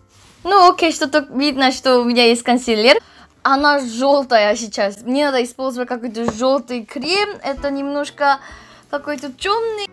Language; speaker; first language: Russian; non-native, learner; Korean